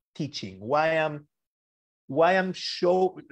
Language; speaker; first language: English; early bilingual, other home language; Spanish